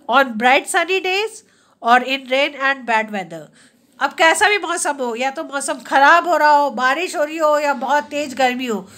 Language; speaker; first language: Hindi; native; Hindi